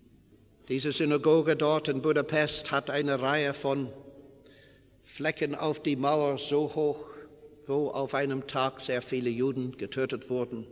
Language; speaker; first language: German; non-native, fluent; English